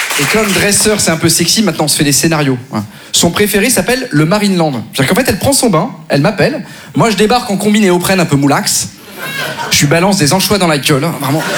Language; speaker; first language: French; native; French